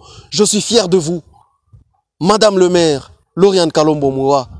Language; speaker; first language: French; non-native, local second language; Swahili